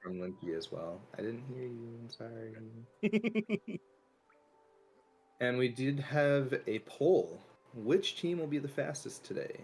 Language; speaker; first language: English; native; English